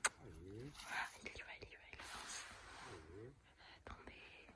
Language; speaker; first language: French; native; French